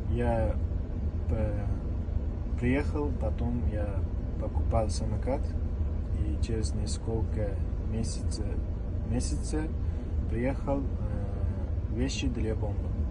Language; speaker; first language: Russian; non-native, learner; Uzbek